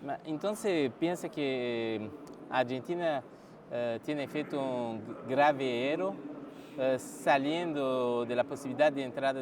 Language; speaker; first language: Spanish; non-native, learner; French